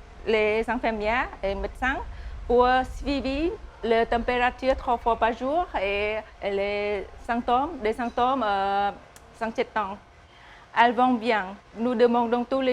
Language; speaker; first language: French; non-native, fluent; Khmer